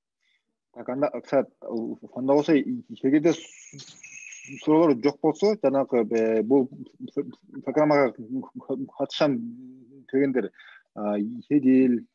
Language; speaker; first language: Kyrgyz; non-native, local second language; Russian